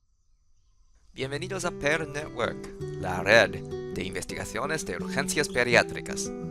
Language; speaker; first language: Spanish; non-native, learner; English